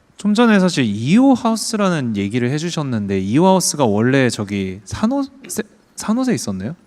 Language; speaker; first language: Korean; native; Korean